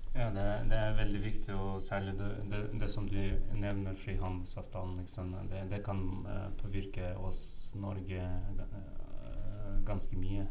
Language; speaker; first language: Norwegian; non-native, fluent; Uyghur